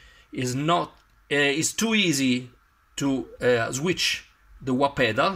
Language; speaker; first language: English; non-native, learner; Italian